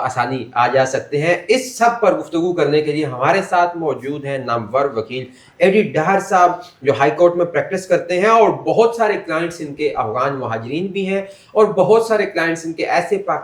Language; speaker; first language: Urdu; native; Urdu